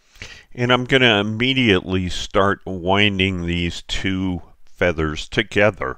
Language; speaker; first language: English; native; English